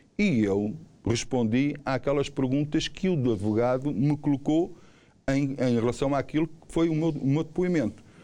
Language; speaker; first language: Portuguese; native; Portuguese